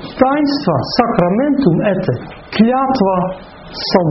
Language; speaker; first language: Russian; non-native, fluent; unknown